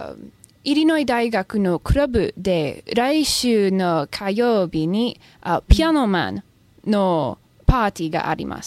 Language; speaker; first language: Japanese; non-native, learner; English